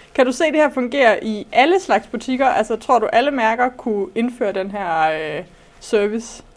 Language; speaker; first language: Danish; native; Danish